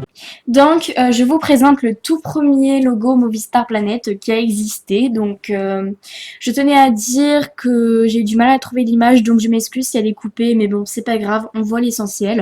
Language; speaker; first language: French; native; French